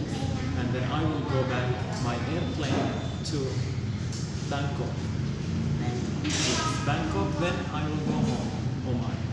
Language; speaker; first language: English; non-native, learner; Arabic